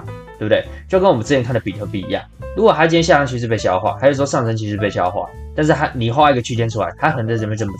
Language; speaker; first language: Chinese; native; Chinese